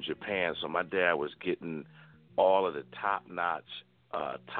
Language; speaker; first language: English; native; English